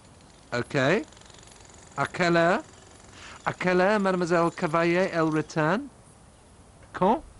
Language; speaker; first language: French; non-native, learner; English